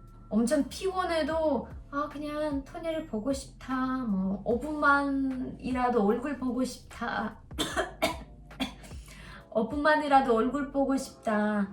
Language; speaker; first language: Korean; non-native, learner; Russian